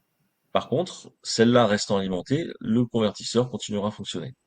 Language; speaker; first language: French; native; French